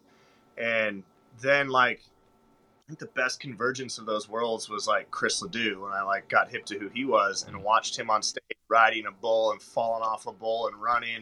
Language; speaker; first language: English; native; English